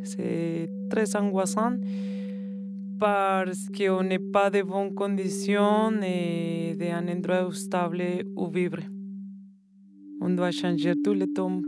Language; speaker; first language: French; non-native, learner; Spanish